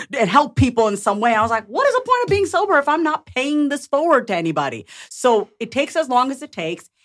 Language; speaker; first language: English; native; English